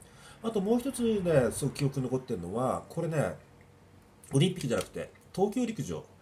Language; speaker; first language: Japanese; native; Japanese